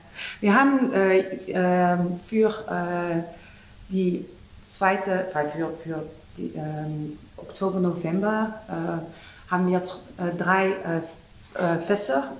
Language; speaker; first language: German; non-native, learner; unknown